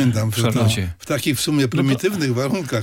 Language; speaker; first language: Polish; native; Polish